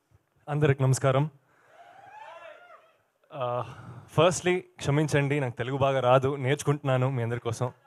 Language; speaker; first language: Telugu; non-native, learner; Kannada